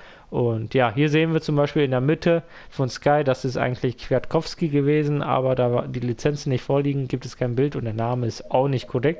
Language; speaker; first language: German; native; German